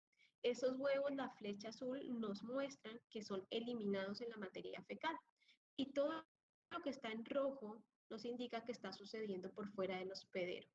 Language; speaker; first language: Spanish; native; Spanish